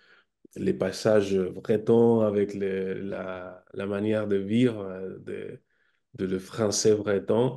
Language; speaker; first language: French; non-native, fluent; Spanish